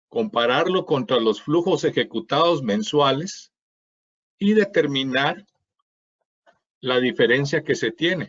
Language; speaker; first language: Spanish; native; Spanish